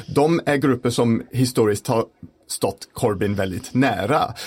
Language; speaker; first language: Swedish; non-native, fluent; English